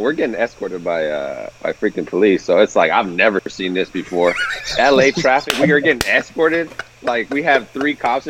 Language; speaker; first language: English; native; English